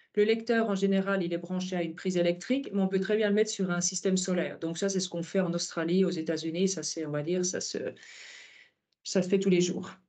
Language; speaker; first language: French; native; French